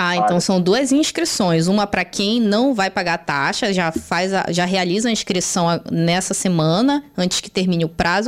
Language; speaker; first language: Portuguese; native; Portuguese